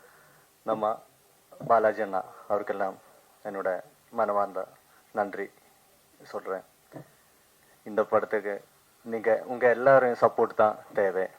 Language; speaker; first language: Tamil; non-native, learner; Malayalam